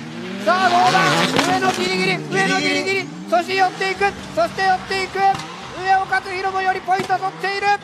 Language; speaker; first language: Japanese; native; Japanese